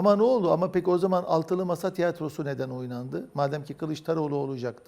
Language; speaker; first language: Turkish; native; Turkish